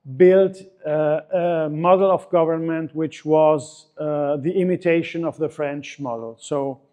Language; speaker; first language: English; non-native, fluent; Italian